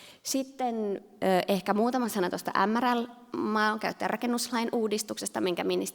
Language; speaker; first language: Finnish; native; Finnish